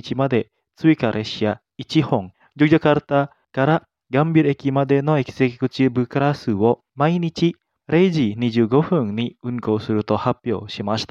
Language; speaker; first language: Japanese; non-native, fluent; Indonesian